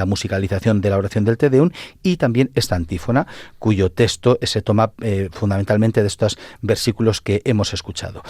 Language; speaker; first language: Spanish; native; Spanish